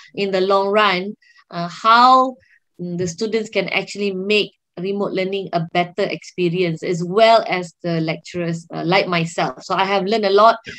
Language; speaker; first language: English; non-native, local second language; Malay